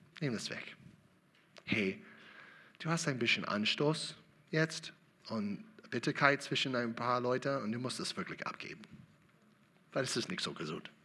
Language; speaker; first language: German; non-native, learner; English